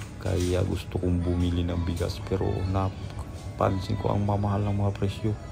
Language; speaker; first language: Filipino; non-native, local second language; Cebuano